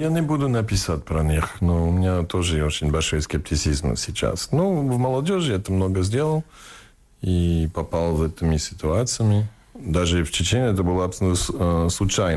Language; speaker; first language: Russian; non-native, fluent; English